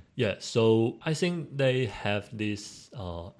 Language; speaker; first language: English; non-native, learner; Chinese